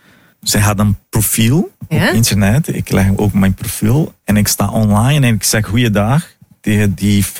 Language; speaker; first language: Dutch; non-native, fluent; Italian